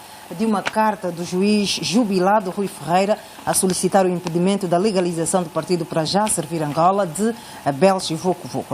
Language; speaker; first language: Portuguese; native; Portuguese